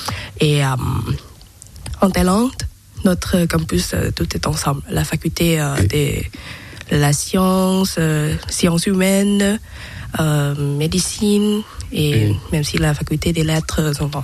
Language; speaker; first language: French; non-native, learner; Thai